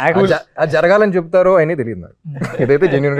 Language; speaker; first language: Telugu; native; Telugu